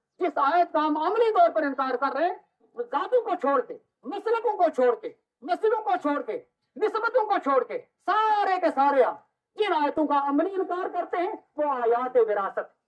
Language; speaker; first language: Urdu; non-native, local second language; Kashmiri